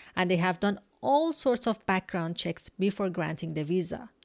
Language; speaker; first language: English; non-native, fluent; Persian